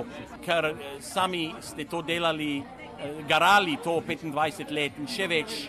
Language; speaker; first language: Slovenian; native; Slovenian